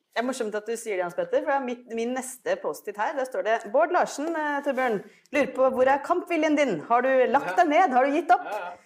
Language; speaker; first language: Norwegian; native; Norwegian